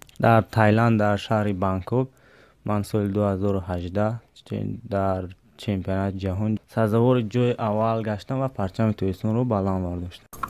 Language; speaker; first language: Tajik; native; Tajik